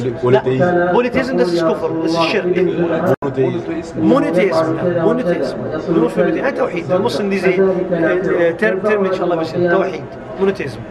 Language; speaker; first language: German; non-native, learner; Arabic